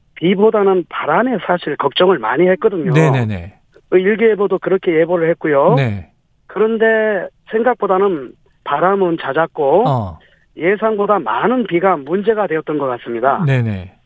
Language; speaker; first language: Korean; native; Korean